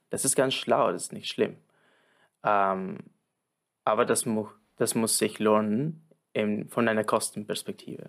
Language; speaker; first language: German; non-native, fluent; Spanish